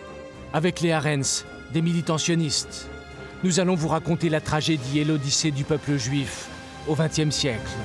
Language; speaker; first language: French; native; French